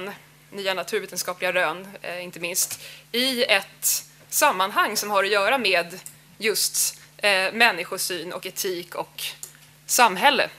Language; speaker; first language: Swedish; native; Swedish